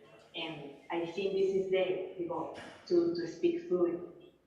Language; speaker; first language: English; non-native, learner; Spanish